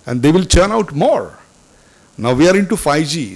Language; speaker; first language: English; non-native, local second language; Marathi